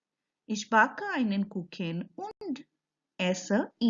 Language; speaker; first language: German; non-native, fluent; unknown